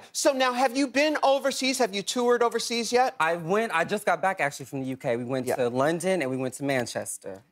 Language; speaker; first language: English; native; English